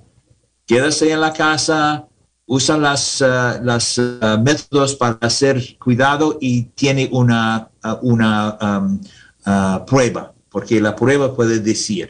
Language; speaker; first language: Spanish; non-native, learner; English